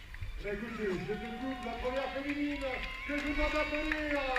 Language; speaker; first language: French; native; French